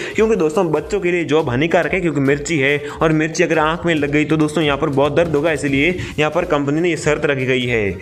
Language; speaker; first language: Hindi; native; Hindi